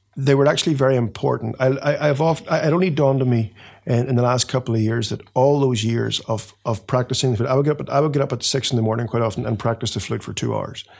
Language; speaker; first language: English; native; English